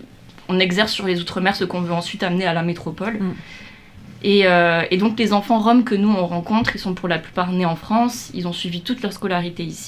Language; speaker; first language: French; native; French